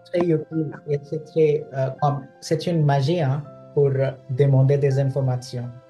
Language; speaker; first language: French; non-native, fluent; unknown